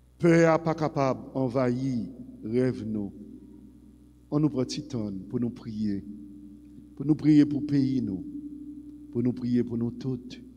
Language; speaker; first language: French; non-native, local second language; Haitian Creole